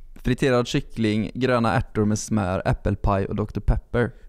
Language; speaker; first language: Swedish; native; Swedish